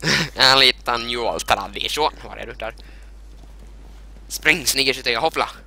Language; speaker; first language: Swedish; native; Swedish